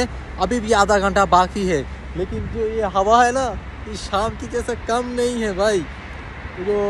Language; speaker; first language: Hindi; non-native, learner; Bangla